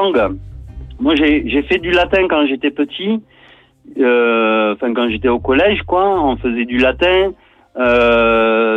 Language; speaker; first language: French; non-native, local second language; English